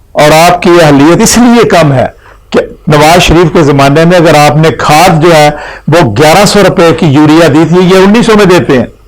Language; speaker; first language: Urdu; non-native, local second language; Punjabi